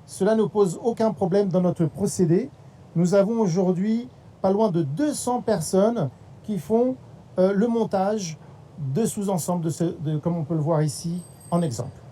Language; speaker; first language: French; native; French